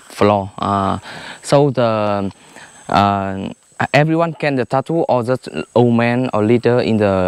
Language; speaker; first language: English; non-native, learner; Vietnamese